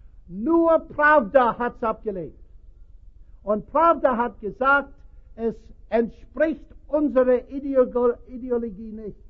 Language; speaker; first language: German; non-native, fluent; English